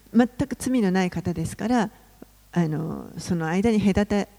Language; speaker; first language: Japanese; non-native, fluent; English